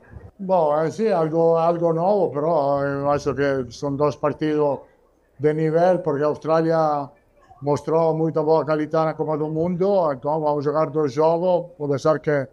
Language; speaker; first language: Portuguese; non-native, learner; Italian